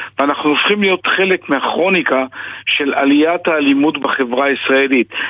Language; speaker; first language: Hebrew; native; Hebrew